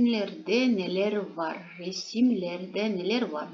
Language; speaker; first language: Turkish; non-native, fluent; Kazakh